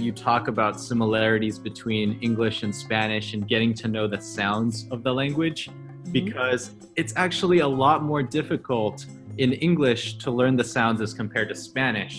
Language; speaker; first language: English; early bilingual, other home language; Chinese